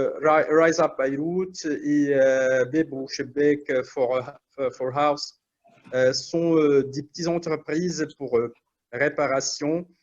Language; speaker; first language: French; non-native, learner; Arabic